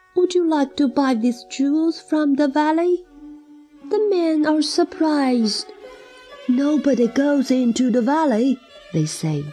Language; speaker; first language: English; non-native, fluent; Chinese